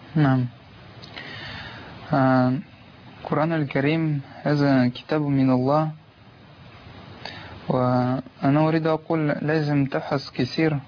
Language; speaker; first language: Arabic; non-native, learner; Russian